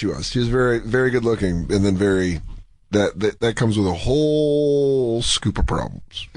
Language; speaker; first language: English; native; English